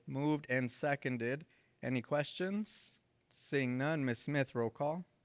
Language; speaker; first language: English; early bilingual, other home language; Spanish